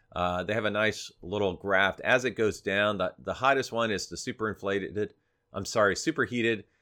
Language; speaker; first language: English; native; English